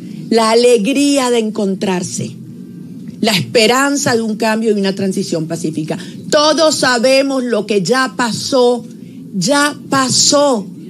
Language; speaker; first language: Spanish; native; Spanish